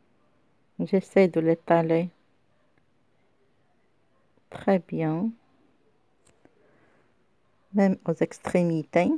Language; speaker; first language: French; non-native, local second language; Arabic